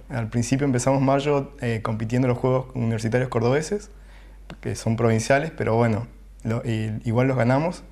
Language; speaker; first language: Spanish; native; Spanish